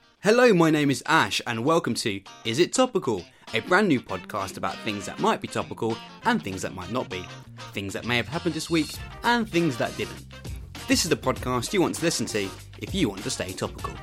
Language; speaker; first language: English; native; English